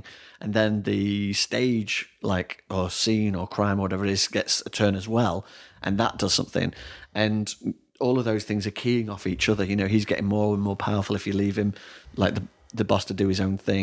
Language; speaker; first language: English; native; English